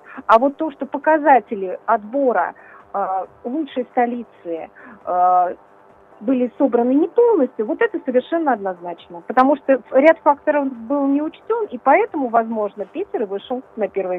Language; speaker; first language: Russian; native; Russian